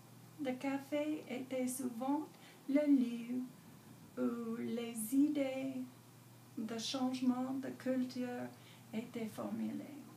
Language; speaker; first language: French; non-native, learner; English